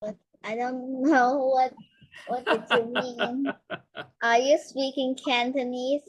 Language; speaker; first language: English; non-native, learner; Chinese